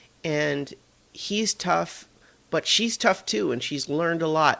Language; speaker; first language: English; native; English